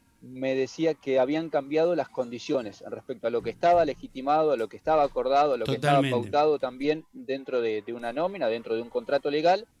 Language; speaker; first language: Spanish; native; Spanish